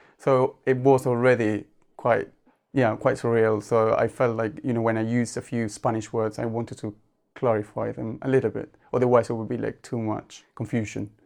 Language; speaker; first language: English; non-native, fluent; Spanish